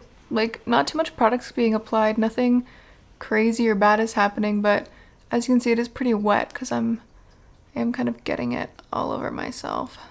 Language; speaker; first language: English; native; English